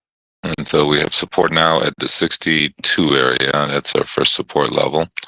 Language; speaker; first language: English; native; English